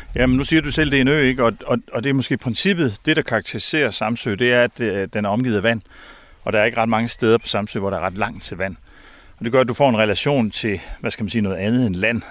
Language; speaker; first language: Danish; native; Danish